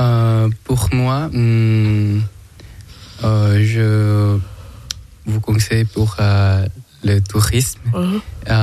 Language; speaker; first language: French; non-native, learner; Thai